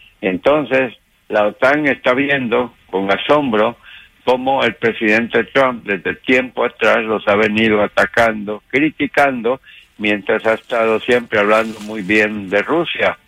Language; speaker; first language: Spanish; native; Spanish